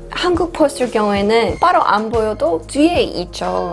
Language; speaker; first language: Korean; non-native, fluent; English